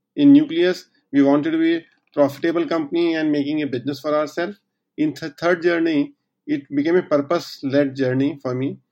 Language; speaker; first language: English; non-native, local second language; Hindi